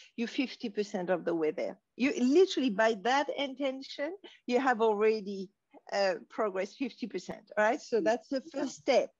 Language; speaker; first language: English; non-native, fluent; French